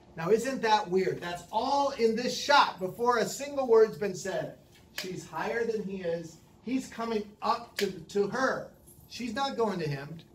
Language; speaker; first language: English; native; English